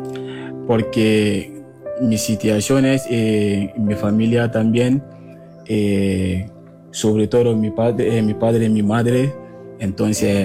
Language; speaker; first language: Spanish; non-native, fluent; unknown